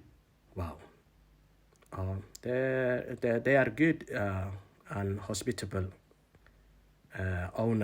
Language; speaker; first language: English; non-native, fluent; Somali